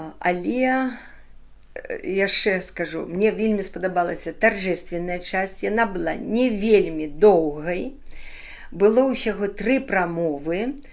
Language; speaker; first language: Belarusian; non-native, local second language; Ukrainian